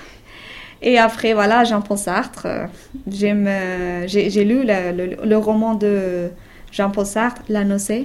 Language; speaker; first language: French; non-native, fluent; Persian